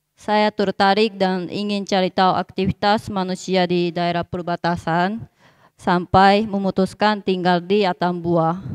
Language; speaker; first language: Indonesian; non-native, fluent; Japanese